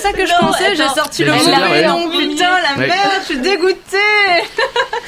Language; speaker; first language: French; native; French